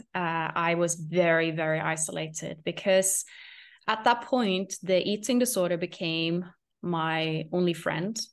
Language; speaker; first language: English; non-native, fluent; Norwegian